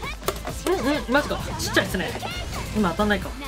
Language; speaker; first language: Japanese; native; Japanese